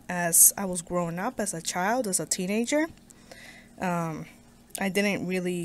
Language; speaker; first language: English; native; English